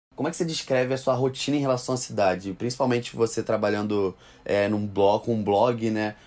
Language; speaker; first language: Portuguese; native; Portuguese